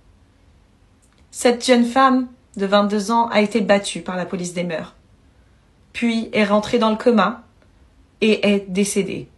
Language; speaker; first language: French; early bilingual, other home language; Persian